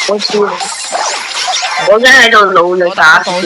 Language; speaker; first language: Chinese; early bilingual, heritage; Cantonese